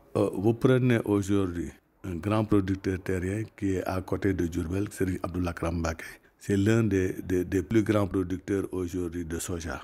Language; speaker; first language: French; non-native, local second language; Wolof